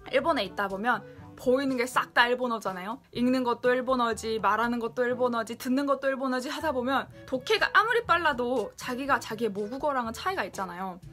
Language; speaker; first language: Korean; native; Korean